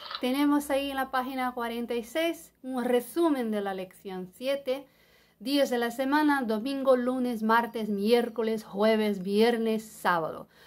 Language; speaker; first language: Spanish; non-native, fluent; Portuguese